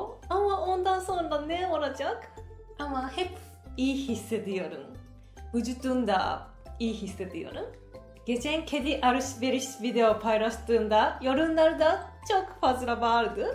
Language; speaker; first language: Turkish; non-native, fluent; Japanese